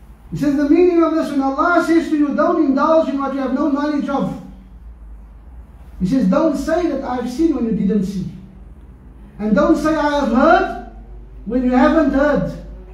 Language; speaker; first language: English; native; English